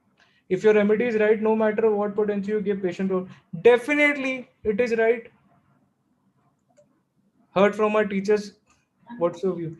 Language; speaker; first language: English; non-native, local second language; Hindi